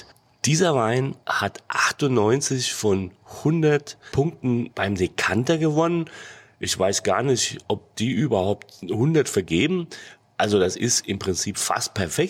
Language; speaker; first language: German; native; German